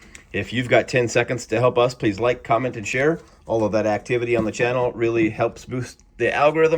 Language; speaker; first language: English; native; English